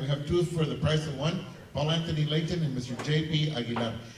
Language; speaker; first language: English; early bilingual, other home language; Spanish